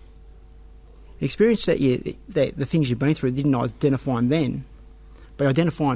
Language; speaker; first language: English; native; English